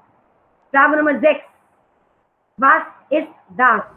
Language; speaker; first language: German; non-native, learner; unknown